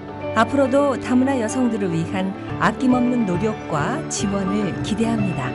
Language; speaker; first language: Korean; native; Korean